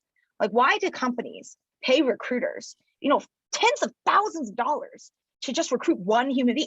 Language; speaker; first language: English; early bilingual, other home language; Chinese